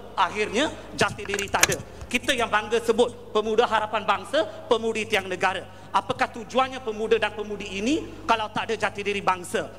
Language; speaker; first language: Malay; non-native, local second language; Tamil